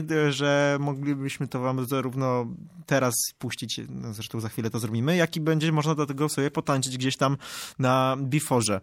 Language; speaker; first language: Polish; native; Polish